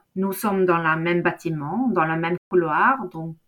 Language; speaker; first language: French; non-native, fluent; Norwegian